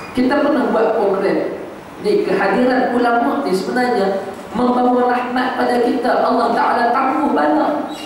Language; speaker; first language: Malay; native; Malay